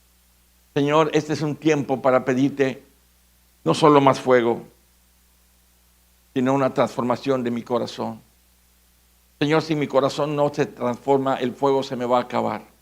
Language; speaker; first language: Spanish; native; Spanish